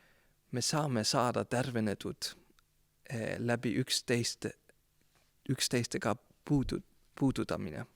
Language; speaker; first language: Estonian; non-native, fluent; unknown